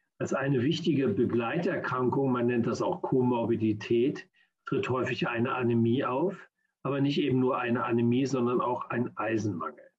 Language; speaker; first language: German; native; German